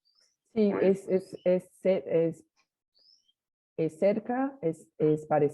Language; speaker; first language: Spanish; non-native, learner; Portuguese